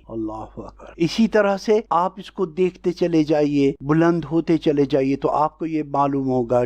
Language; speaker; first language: Urdu; native; Urdu